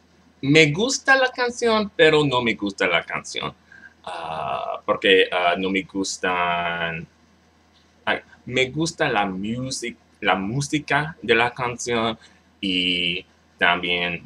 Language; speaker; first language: Spanish; non-native, learner; English